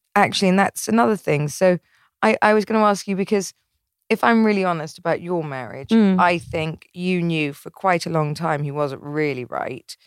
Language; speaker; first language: English; native; English